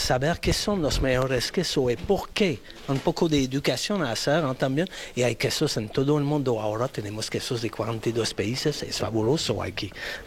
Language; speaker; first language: Spanish; non-native, fluent; English